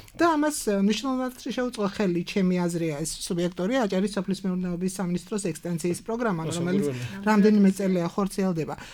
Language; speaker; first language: Georgian; native; Georgian